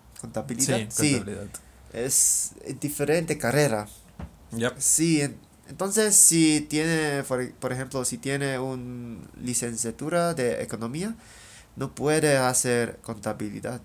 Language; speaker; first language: Spanish; non-native, learner; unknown